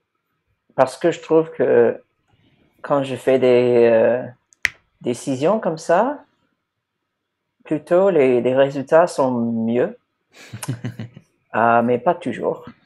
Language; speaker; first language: French; non-native, fluent; English